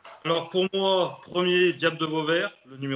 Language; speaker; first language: French; native; French